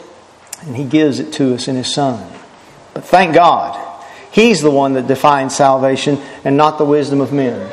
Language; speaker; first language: English; native; English